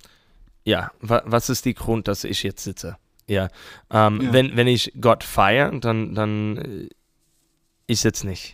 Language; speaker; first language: German; non-native, fluent; English